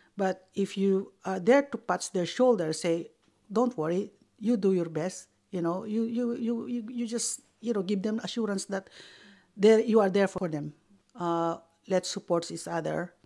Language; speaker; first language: English; native; English